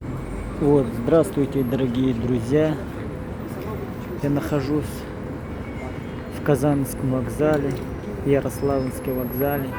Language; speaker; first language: Russian; non-native, learner; Tajik